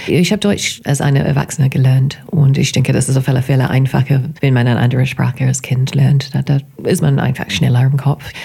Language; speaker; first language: German; non-native, fluent; English